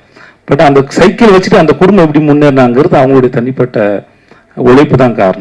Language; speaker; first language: Tamil; native; Tamil